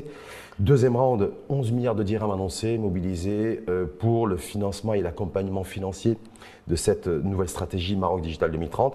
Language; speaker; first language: French; non-native, local second language; Arabic